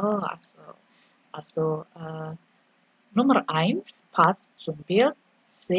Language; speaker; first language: German; non-native, fluent; Indonesian